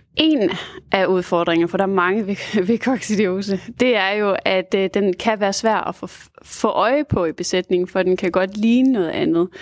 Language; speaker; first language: Danish; native; Danish